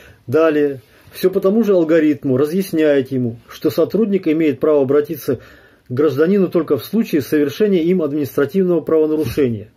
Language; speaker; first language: Russian; native; Russian